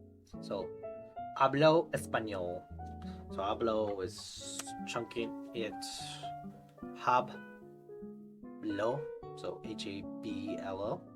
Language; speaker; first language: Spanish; non-native, learner; English